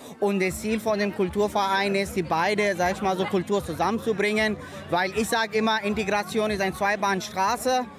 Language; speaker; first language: German; non-native, fluent; Urdu